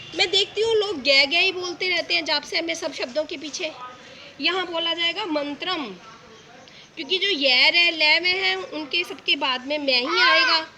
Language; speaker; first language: Hindi; non-native, local second language; Punjabi